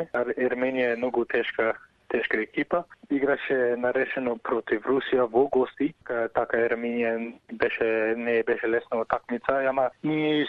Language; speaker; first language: Macedonian; early bilingual, heritage; Macedonian